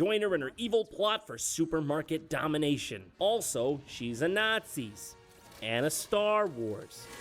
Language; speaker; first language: English; native; English